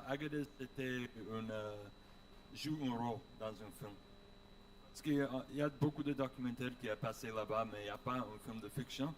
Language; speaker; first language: French; non-native, learner; English